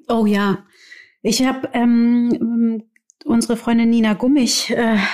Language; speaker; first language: German; native; German